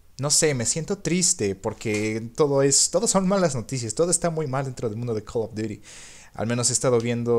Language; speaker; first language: Spanish; native; Spanish